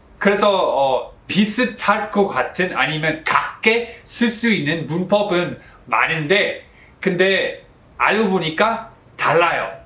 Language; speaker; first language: Korean; non-native, fluent; English